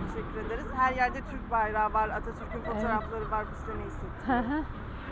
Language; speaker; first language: Turkish; native; Turkish